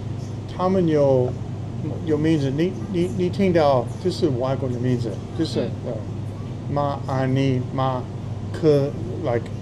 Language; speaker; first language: Chinese; non-native, fluent; English